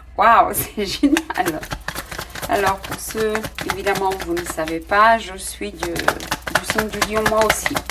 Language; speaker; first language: French; non-native, fluent; Portuguese